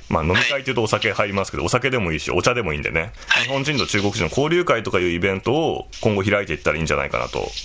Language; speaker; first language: Japanese; native; Japanese